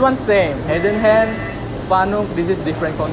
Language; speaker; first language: English; non-native, learner; Indonesian